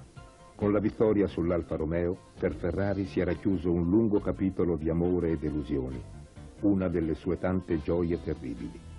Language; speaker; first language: Italian; native; Italian